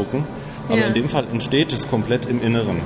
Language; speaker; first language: German; native; German